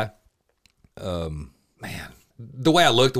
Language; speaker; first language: English; native; English